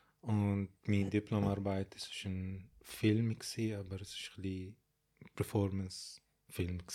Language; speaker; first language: German; non-native, fluent; Arabic